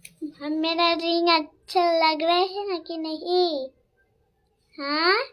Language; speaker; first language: Hindi; non-native, local second language; Bangla